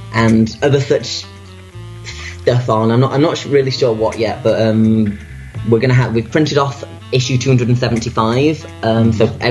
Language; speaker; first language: English; native; English